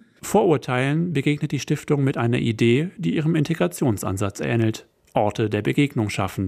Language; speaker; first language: German; native; German